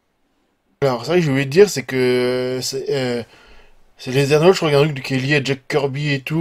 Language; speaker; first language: French; native; French